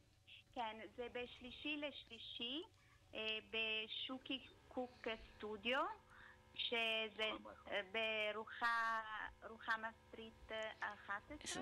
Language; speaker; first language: Hebrew; non-native, learner; Italian